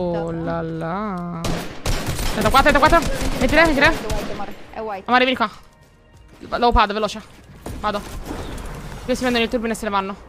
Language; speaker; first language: Italian; native; Italian